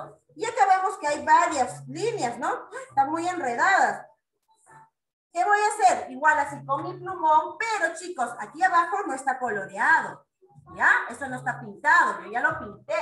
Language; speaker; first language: Spanish; native; Spanish